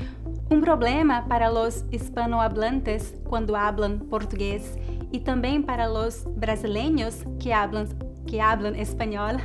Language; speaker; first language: Spanish; non-native, learner; Portuguese